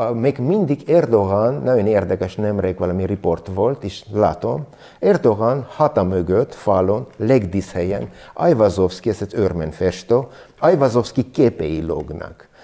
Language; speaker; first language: Hungarian; non-native, learner; Armenian